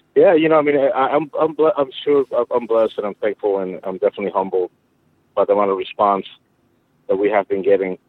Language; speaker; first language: English; early bilingual, other home language; Spanish